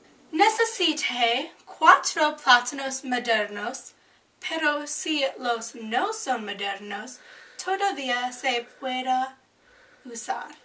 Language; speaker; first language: Spanish; non-native, learner; English